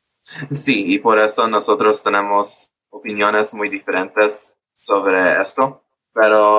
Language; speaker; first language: Spanish; early bilingual, heritage; English